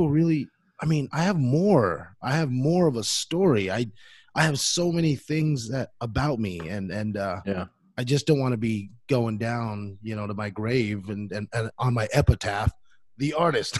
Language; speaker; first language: English; non-native, fluent; Samoan